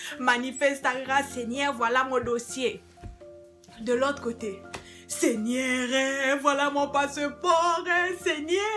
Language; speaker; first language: French; non-native, local second language; Lingala